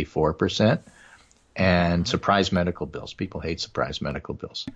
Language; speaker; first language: English; native; English